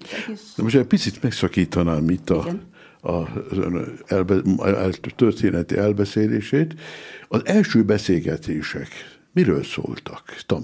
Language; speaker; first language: Hungarian; native; Hungarian